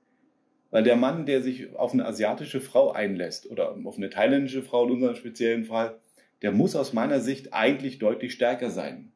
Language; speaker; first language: German; native; German